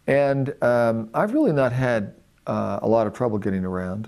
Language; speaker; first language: English; native; English